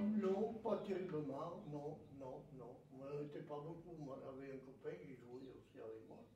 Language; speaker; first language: French; native; French